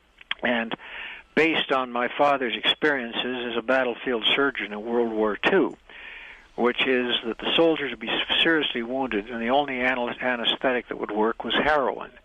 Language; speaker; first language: English; native; English